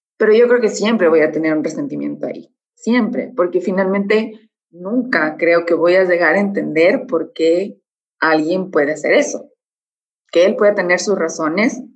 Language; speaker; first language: Spanish; native; Spanish